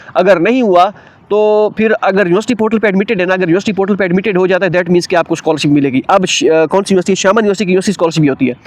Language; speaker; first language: Urdu; non-native, local second language; Saraiki